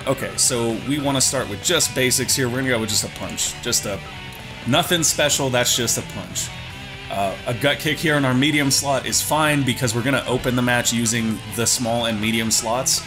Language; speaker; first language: English; native; English